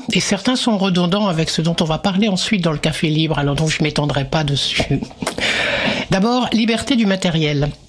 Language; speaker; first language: French; native; French